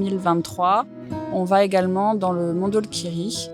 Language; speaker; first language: French; native; French